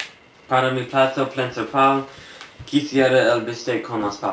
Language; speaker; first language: Spanish; non-native, learner; English